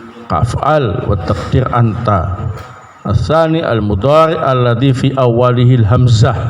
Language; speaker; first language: Arabic; non-native, fluent; Indonesian